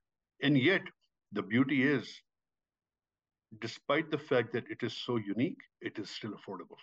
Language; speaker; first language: English; non-native, local second language; Urdu